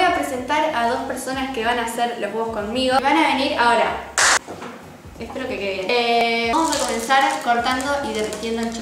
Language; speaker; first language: Spanish; native; Spanish